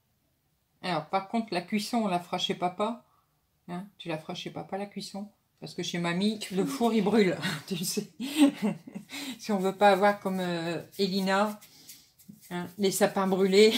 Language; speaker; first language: French; native; French